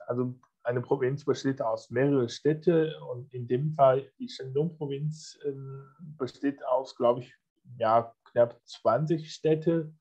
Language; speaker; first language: German; non-native, fluent; Chinese